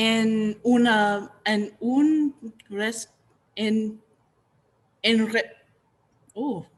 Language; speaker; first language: Spanish; non-native, learner; English